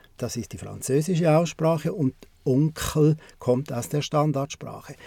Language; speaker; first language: German; native; German